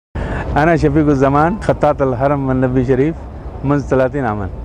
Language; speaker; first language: Arabic; non-native, fluent; Urdu